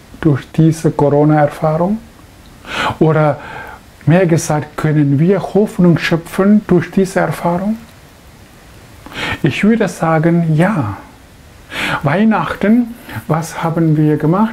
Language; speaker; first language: German; non-native, fluent; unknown